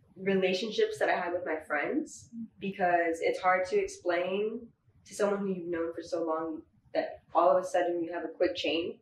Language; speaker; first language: English; native; English